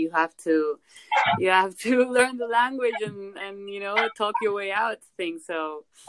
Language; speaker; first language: English; non-native, fluent; Spanish